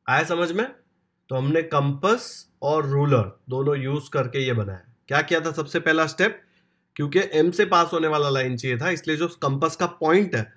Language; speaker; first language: Hindi; non-native, local second language; Marathi